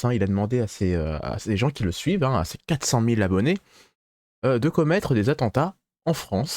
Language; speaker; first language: French; native; French